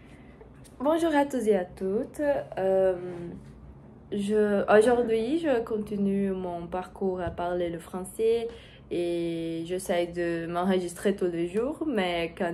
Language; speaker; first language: French; non-native, learner; Portuguese